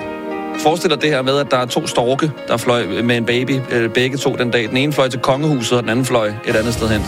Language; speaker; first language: Danish; native; Danish